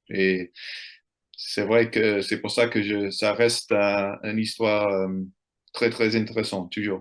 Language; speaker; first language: French; non-native, fluent; English